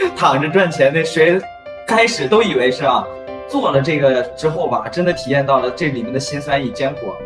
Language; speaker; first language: Chinese; native; Chinese